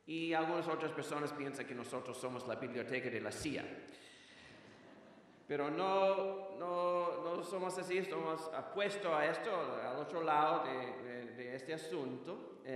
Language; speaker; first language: Spanish; non-native, fluent; English